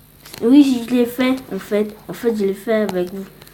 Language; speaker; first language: French; early bilingual, other home language; Polish